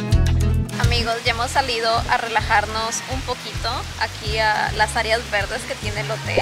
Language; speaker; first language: Spanish; native; Spanish